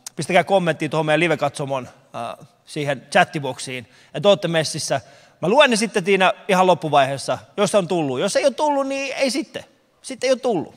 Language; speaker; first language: Finnish; early bilingual, other home language; Persian